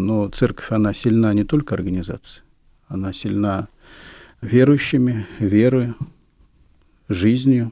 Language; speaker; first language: Russian; native; Russian